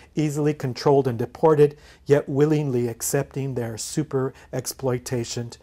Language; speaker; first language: English; native; English